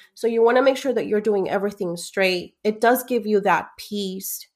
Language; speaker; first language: English; early bilingual, other home language; Spanish